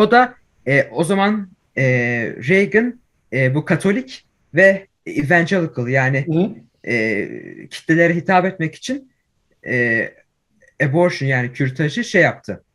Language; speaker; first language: Turkish; early bilingual, heritage; Turkish